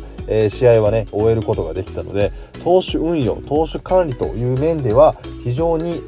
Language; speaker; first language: Japanese; native; Japanese